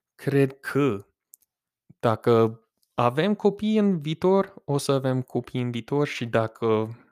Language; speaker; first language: Romanian; non-native, fluent; English